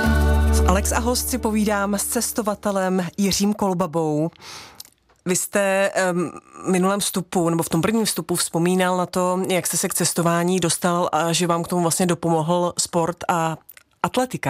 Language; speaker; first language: Czech; native; Czech